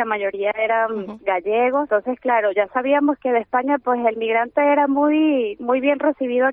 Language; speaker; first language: Spanish; native; Spanish